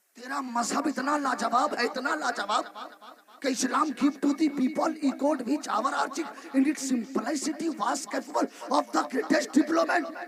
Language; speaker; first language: Hindi; native; Hindi